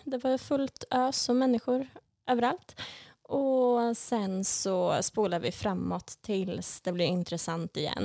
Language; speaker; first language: Swedish; native; Swedish